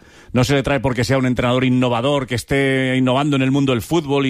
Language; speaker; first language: Spanish; native; Spanish